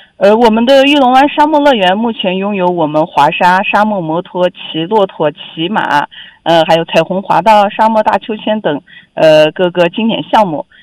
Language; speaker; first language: Chinese; non-native, local second language; Uyghur